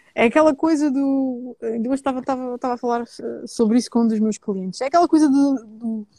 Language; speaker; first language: Portuguese; native; Portuguese